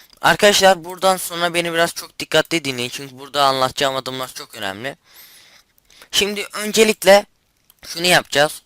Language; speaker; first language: Turkish; native; Turkish